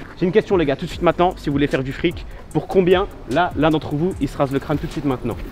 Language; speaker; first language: French; native; French